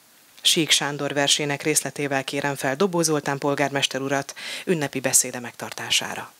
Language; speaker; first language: Hungarian; native; Hungarian